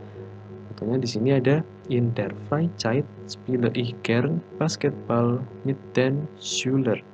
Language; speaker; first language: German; non-native, learner; Indonesian